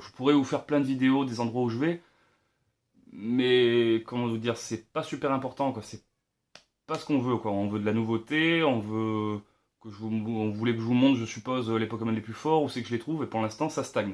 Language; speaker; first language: French; native; French